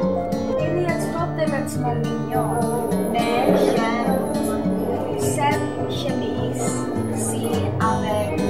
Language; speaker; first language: French; non-native, learner; English